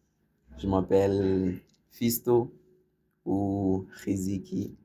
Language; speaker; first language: French; non-native, learner; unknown